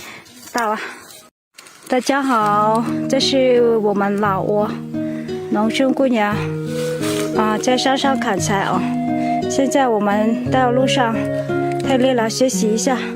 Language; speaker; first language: Chinese; non-native, fluent; Hmong